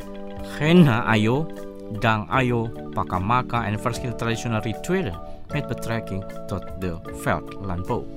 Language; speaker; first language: Dutch; non-native, fluent; Indonesian